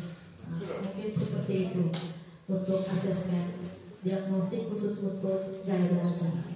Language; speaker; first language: Indonesian; native; Indonesian